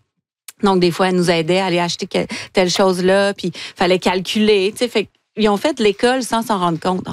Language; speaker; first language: French; native; French